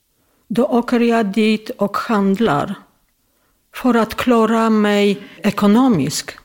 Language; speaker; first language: Swedish; non-native, fluent; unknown